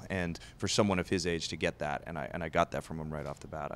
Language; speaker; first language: English; native; English